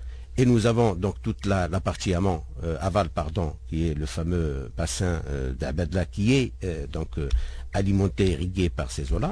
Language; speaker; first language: French; non-native, local second language; Arabic